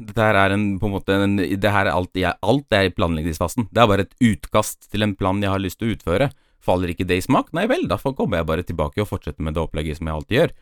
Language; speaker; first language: Norwegian; early bilingual, other home language; Polish